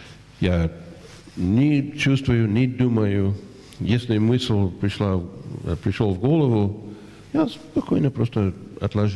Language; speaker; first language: Russian; non-native, fluent; English